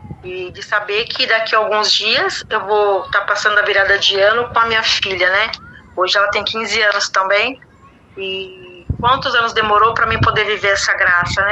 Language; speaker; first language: Portuguese; native; Portuguese